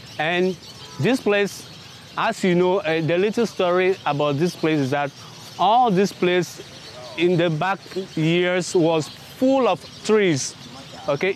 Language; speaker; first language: English; non-native, fluent; Ewe